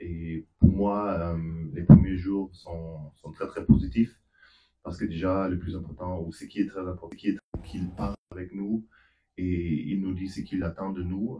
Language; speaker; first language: French; non-native, fluent; German